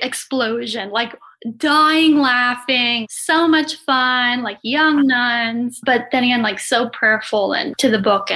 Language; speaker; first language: English; native; English